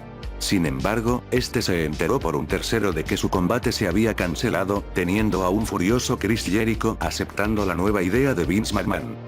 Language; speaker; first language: Spanish; native; Spanish